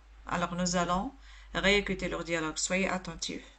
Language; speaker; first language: French; non-native, local second language; Arabic